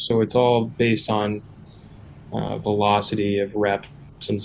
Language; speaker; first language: English; native; English